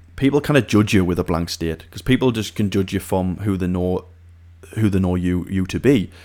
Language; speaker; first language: English; native; English